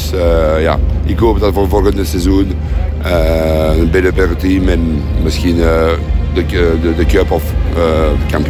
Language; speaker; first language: Dutch; non-native, local second language; French